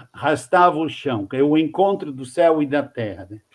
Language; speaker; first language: Portuguese; non-native, fluent; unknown